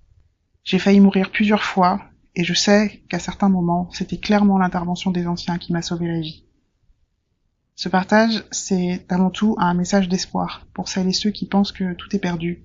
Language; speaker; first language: French; native; French